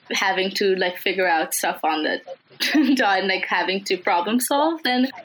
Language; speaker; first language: English; non-native, local second language; Nepali